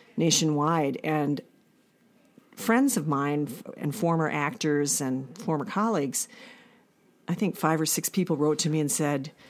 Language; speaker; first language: English; native; English